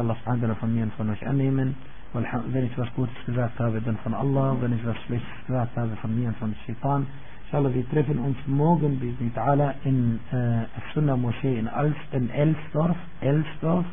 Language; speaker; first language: German; non-native, fluent; Arabic